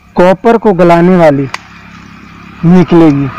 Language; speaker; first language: Hindi; native; Hindi